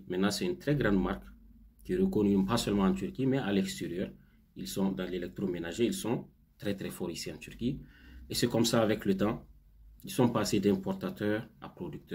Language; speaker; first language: French; non-native, local second language; Hausa